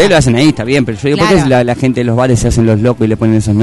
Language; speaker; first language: Spanish; native; Spanish